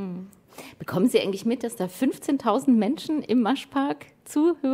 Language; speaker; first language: German; native; German